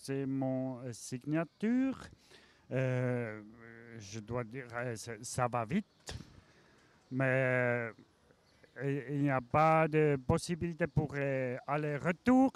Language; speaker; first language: French; non-native, learner; German